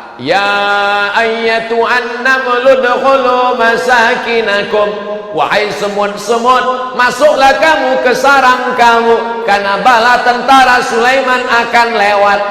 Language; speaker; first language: Indonesian; native; Indonesian